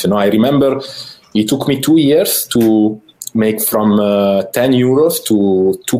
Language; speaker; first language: English; non-native, fluent; Italian